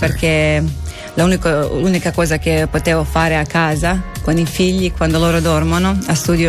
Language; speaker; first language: Italian; non-native, learner; Croatian